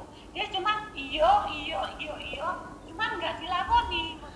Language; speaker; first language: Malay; non-native, local second language; Javanese